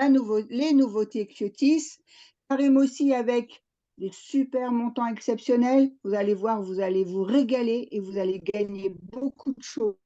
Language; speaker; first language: French; native; French